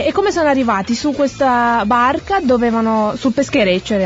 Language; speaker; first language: Italian; native; Italian